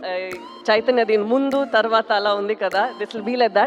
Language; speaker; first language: Telugu; non-native, fluent; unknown